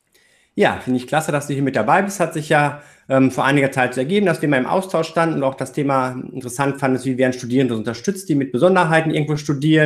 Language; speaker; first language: German; native; German